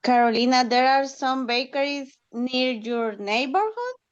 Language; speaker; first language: English; non-native, learner; Spanish